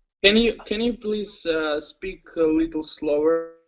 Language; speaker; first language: English; non-native, learner; Ukrainian